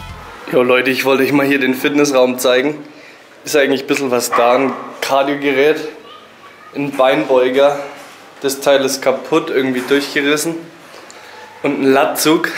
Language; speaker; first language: German; native; German